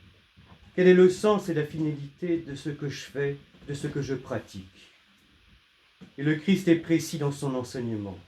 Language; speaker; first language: French; native; French